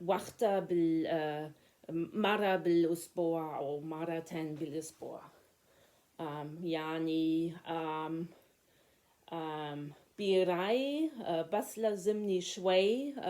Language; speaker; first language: Arabic; non-native, learner; German